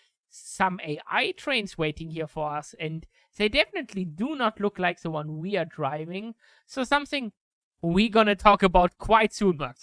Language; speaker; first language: English; non-native, fluent; German